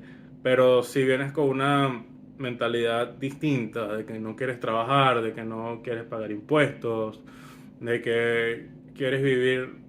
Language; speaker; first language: Spanish; early bilingual, other home language; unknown